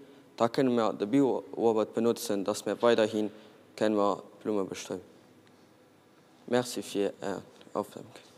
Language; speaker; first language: German; non-native, learner; Portuguese